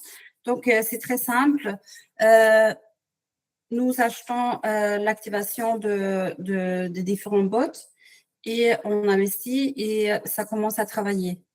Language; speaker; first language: French; non-native, fluent; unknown